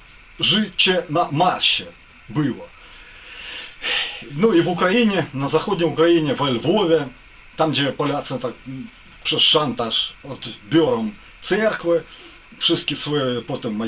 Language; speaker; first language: Polish; non-native, learner; Ukrainian